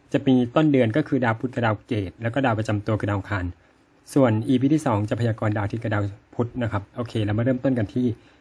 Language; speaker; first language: Thai; native; Thai